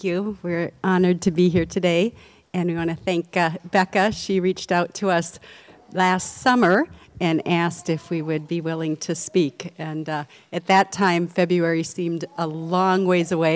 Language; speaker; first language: English; native; English